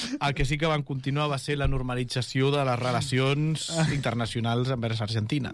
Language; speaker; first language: Catalan; native; Catalan